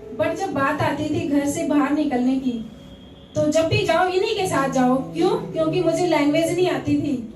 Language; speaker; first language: Hindi; native; Hindi